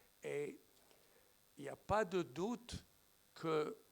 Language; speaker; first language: French; non-native, fluent; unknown